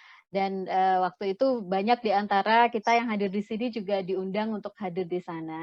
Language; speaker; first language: Indonesian; native; Indonesian